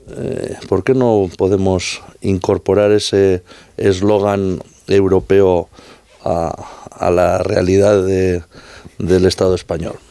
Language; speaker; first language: Spanish; native; Spanish